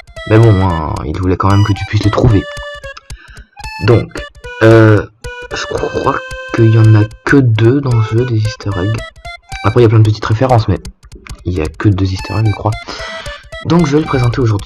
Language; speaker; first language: French; native; French